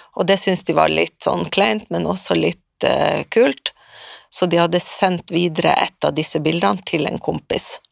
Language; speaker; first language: Norwegian; native; Norwegian